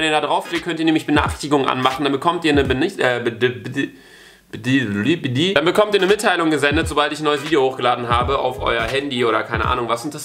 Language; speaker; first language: German; native; German